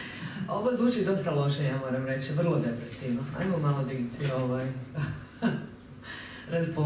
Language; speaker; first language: Croatian; native; Croatian